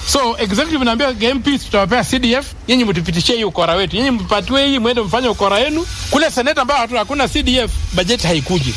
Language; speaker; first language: Swahili; non-native, local second language; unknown